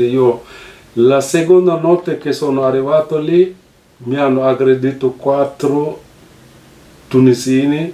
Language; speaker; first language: Italian; non-native, fluent; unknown